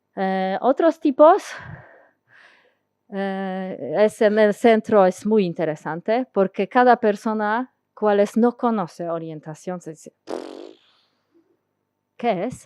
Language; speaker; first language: Spanish; non-native, learner; Polish